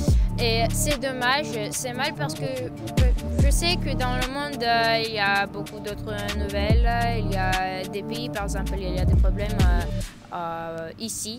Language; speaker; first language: French; non-native, fluent; Ukrainian